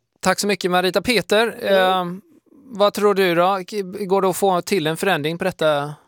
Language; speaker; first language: Swedish; native; Swedish